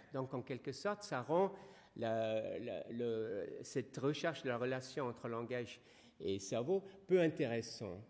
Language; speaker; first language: French; non-native, fluent; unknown